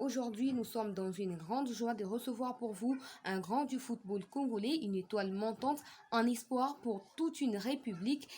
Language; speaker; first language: French; non-native, local second language; Lingala